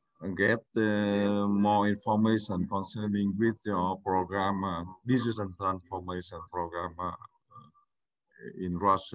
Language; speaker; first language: English; non-native, learner; Vietnamese